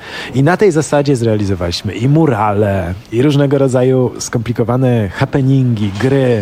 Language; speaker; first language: Polish; native; Polish